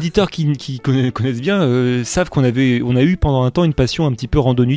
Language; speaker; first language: French; native; French